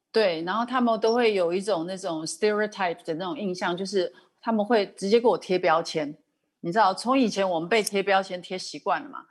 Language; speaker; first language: Chinese; native; Chinese